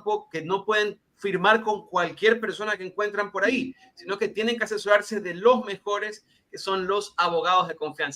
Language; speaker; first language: Spanish; native; Spanish